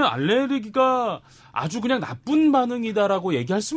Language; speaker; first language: Korean; native; Korean